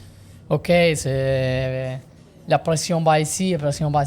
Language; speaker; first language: French; non-native, learner; Italian